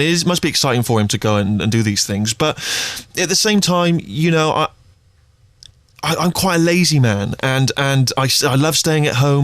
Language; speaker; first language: English; native; English